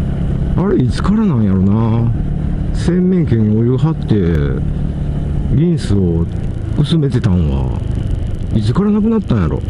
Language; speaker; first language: Japanese; native; Japanese